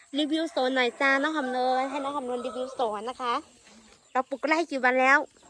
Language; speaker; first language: Thai; non-native, local second language; Shan